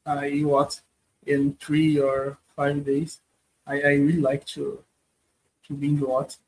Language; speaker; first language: English; non-native, learner; Portuguese